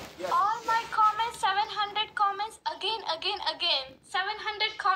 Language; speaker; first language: English; non-native, learner; Hindi